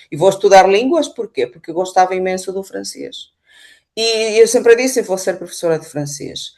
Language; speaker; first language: Portuguese; non-native, fluent; Spanish